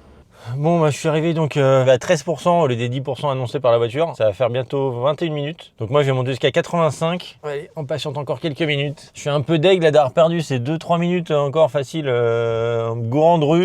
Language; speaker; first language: French; native; French